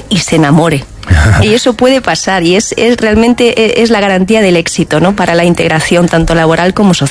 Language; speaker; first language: Spanish; native; Spanish